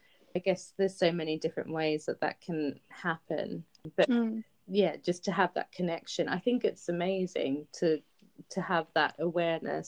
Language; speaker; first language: English; native; English